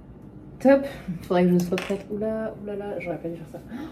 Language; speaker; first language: French; native; French